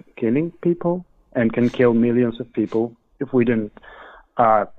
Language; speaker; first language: English; non-native, fluent; Spanish